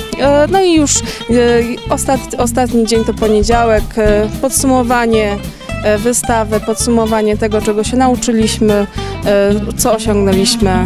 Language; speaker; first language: Polish; native; Polish